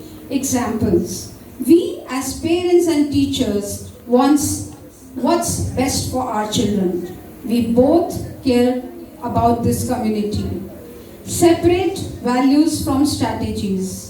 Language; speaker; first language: English; non-native, local second language; Marathi